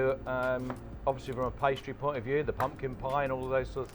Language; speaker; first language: English; native; English